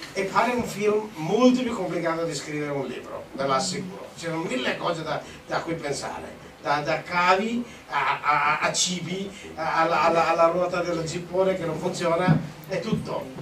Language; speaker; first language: Italian; non-native, fluent; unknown